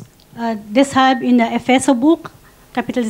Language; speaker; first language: German; non-native, fluent; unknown